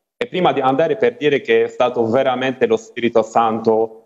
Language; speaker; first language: Italian; non-native, fluent; Arabic